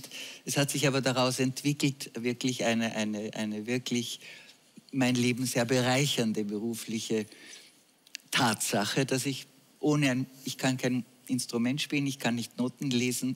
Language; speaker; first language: German; native; German